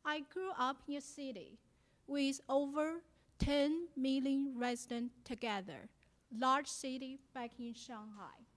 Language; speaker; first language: English; non-native, fluent; Chinese